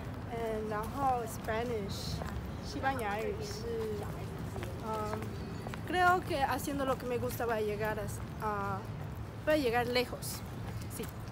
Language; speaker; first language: Spanish; early bilingual, heritage; Spanish